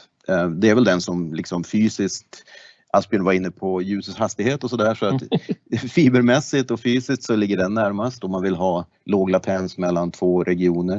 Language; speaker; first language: Swedish; native; Swedish